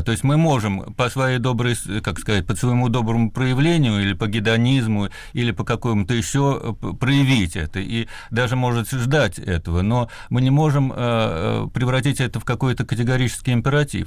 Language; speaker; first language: Russian; native; Russian